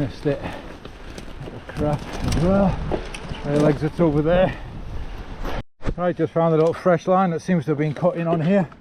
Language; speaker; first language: English; native; English